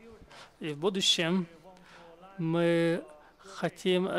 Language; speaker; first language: Russian; non-native, fluent; Chinese